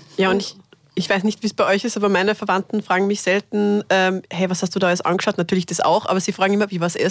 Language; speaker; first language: German; native; German